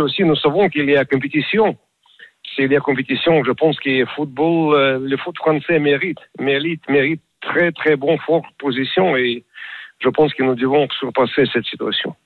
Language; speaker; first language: French; non-native, learner; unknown